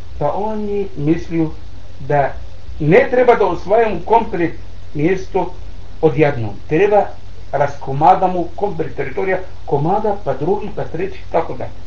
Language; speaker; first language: Bosnian; non-native, learner; Arabic